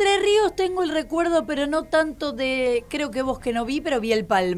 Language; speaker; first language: Spanish; native; Spanish